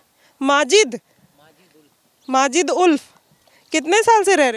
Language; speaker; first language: Hindi; native; Hindi